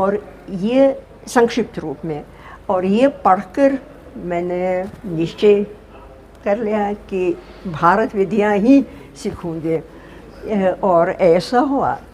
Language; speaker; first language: Hindi; non-native, fluent; Russian